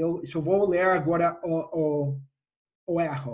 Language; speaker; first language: Portuguese; non-native, fluent; English